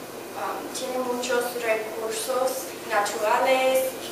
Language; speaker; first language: Spanish; non-native, learner; English